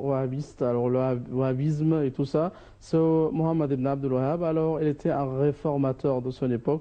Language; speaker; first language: French; non-native, fluent; Arabic